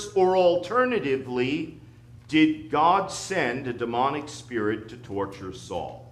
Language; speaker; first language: English; native; English